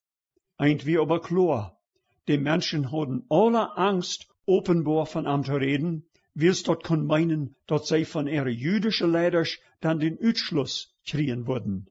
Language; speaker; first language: German; early bilingual, heritage; Plautdietsch